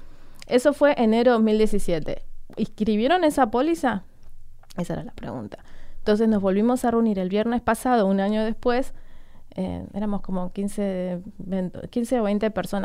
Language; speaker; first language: Spanish; native; Spanish